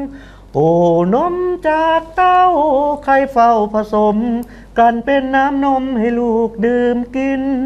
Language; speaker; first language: Thai; native; Thai